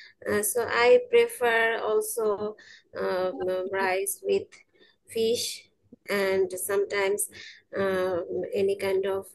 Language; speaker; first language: English; non-native, learner; Bangla